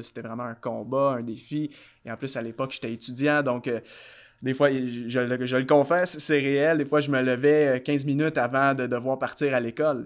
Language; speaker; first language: French; native; French